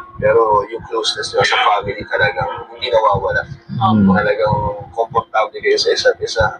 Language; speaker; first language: Filipino; native; Filipino